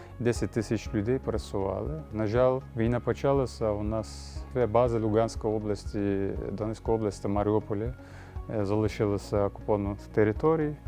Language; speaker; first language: Ukrainian; non-native, learner; Turkish